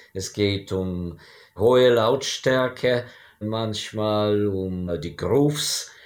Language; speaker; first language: German; non-native, fluent; Ukrainian